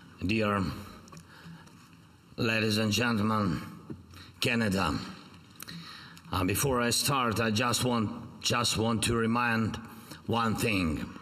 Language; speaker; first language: English; non-native, fluent; Ukrainian